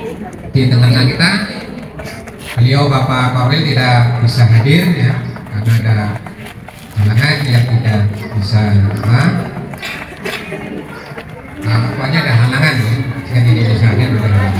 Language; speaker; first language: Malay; non-native, local second language; Javanese